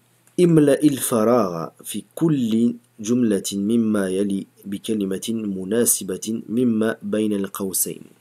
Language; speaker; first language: Arabic; non-native, fluent; French